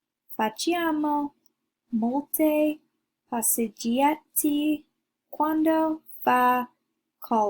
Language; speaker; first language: Italian; non-native, learner; English